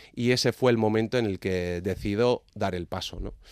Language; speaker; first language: Spanish; native; Spanish